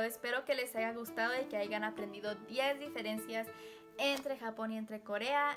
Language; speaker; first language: Spanish; early bilingual, heritage; Spanish